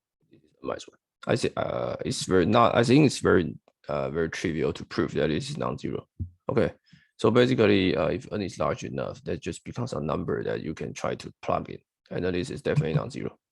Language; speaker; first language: English; non-native, fluent; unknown